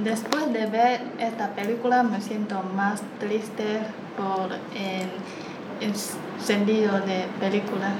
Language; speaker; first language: Spanish; non-native, learner; Chinese